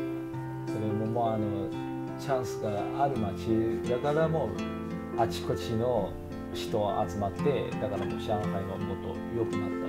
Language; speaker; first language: Japanese; non-native, fluent; Chinese